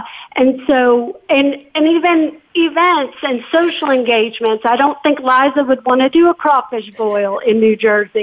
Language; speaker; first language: English; native; English